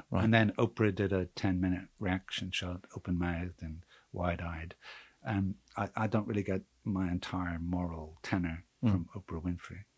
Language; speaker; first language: English; native; English